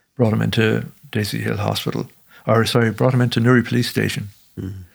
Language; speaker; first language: English; native; English